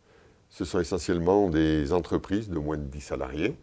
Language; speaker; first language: French; native; French